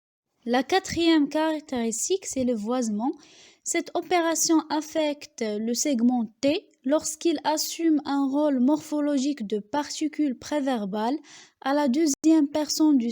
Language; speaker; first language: French; non-native, local second language; Arabic